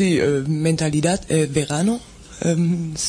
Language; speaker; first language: Spanish; non-native, fluent; German